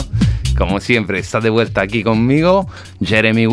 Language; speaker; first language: Spanish; non-native, fluent; Italian